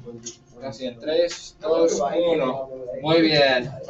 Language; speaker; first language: Spanish; non-native, fluent; English